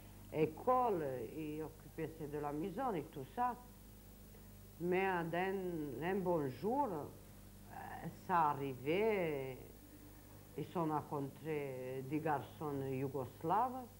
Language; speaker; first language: French; non-native, learner; Serbian